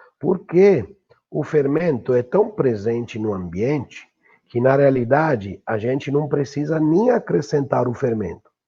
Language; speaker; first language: Portuguese; non-native, fluent; Italian